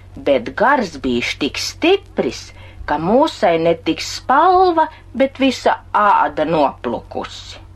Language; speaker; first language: Latvian; native; Latvian